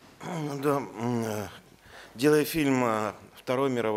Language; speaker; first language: Russian; native; Russian